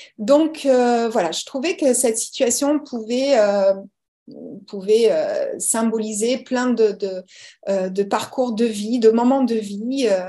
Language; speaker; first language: French; early bilingual, other home language; English